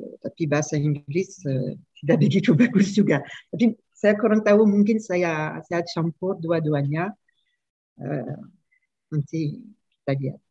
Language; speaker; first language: Indonesian; non-native, learner; French